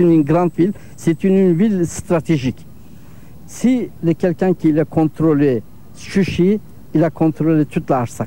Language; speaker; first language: French; non-native, learner; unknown